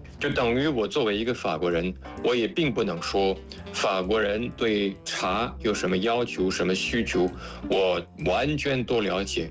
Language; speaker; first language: Chinese; non-native, fluent; French